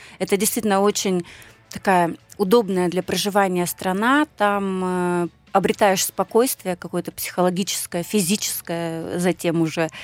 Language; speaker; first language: Russian; native; Russian